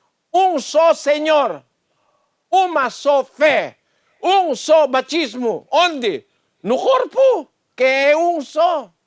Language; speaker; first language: Portuguese; non-native, learner; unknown